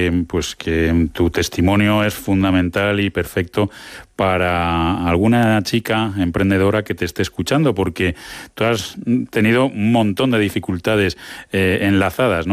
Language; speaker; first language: Spanish; native; Spanish